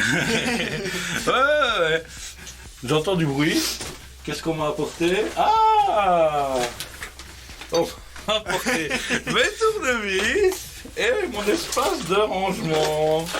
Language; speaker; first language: French; native; French